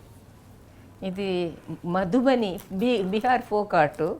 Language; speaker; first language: Telugu; non-native, local second language; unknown